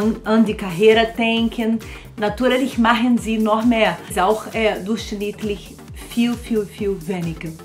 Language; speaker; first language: German; non-native, fluent; Portuguese